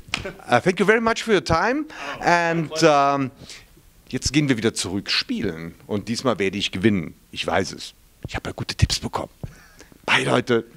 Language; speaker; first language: German; native; German